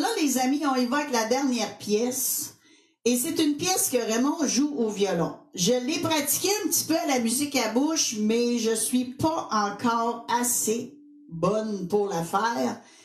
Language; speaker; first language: French; native; French